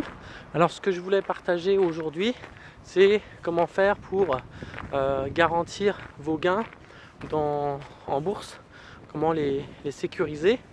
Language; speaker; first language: French; native; French